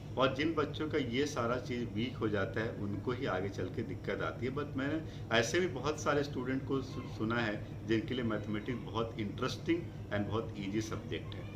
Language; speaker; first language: Hindi; native; Hindi